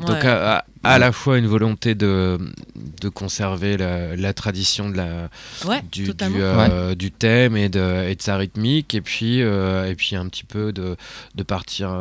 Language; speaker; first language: French; native; French